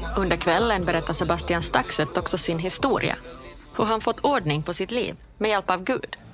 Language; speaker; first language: Swedish; native; Swedish